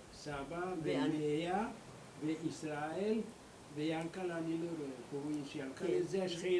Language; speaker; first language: Hebrew; non-native, learner; German